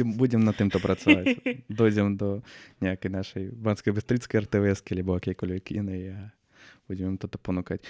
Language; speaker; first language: Slovak; non-native, fluent; Russian